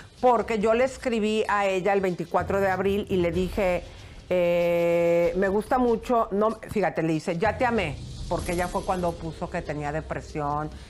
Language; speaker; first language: Spanish; native; Spanish